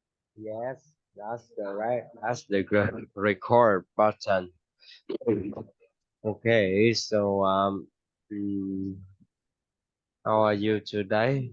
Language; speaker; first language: English; non-native, fluent; Vietnamese